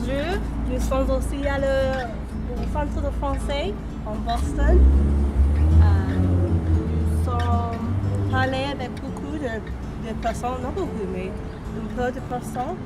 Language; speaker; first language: French; non-native, learner; English